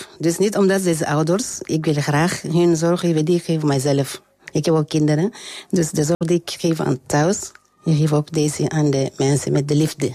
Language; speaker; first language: Dutch; non-native, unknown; French